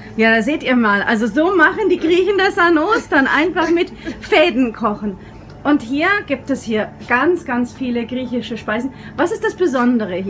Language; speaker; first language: German; native; German